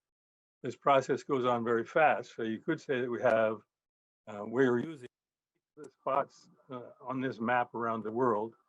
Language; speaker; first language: English; native; English